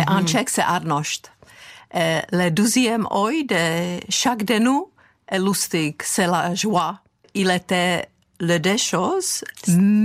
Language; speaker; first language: French; non-native, fluent; Czech